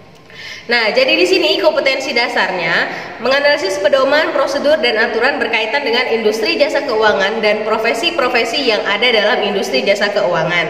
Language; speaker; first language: Indonesian; native; Indonesian